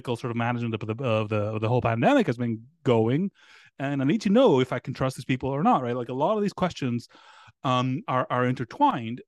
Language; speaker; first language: English; non-native, fluent; Greek